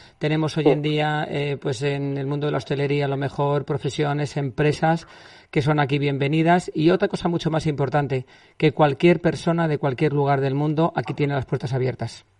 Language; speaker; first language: Spanish; native; Spanish